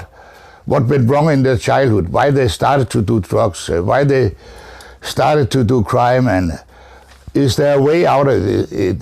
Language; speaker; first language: English; non-native, fluent; Danish